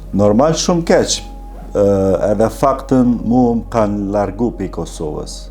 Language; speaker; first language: Albanian; non-native, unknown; Turkish